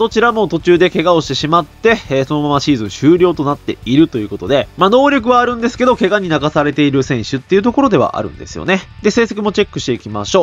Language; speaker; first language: Japanese; native; Japanese